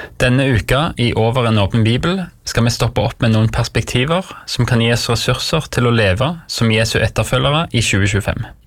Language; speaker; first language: Norwegian; native; Norwegian